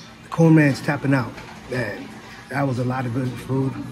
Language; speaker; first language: English; early bilingual, other home language; Spanish